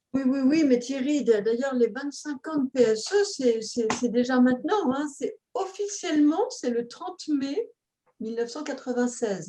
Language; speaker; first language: French; native; French